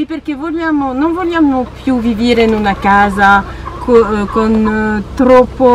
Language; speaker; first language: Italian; non-native, learner; French